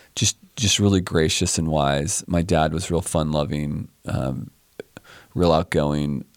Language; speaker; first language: English; native; English